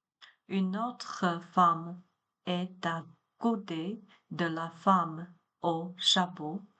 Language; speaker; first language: French; non-native, learner; Chinese